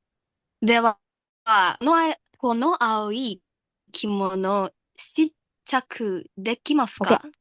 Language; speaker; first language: Japanese; non-native, learner; Indonesian